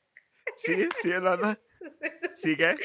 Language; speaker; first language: Spanish; non-native, learner; English